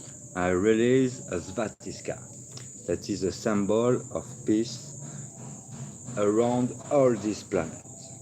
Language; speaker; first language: English; non-native, learner; French